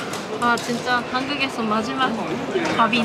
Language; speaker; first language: Korean; non-native, fluent; Japanese